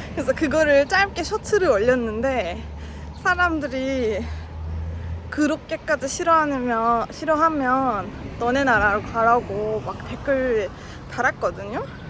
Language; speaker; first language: Korean; non-native, fluent; Turkish